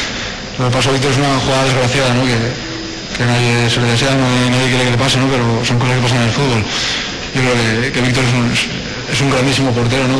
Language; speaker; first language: Spanish; native; Spanish